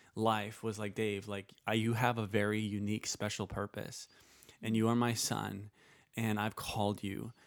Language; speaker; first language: English; early bilingual, other home language; Icelandic